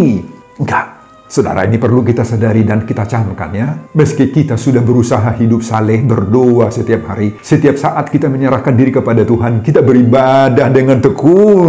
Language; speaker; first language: Indonesian; non-native, local second language; Batak Toba